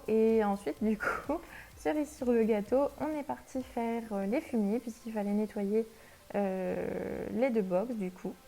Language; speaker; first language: French; native; French